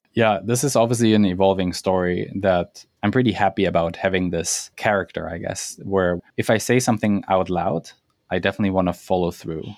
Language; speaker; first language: English; non-native, fluent; German